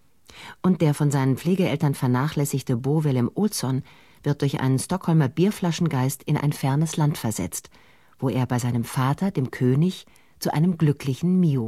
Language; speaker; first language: German; native; German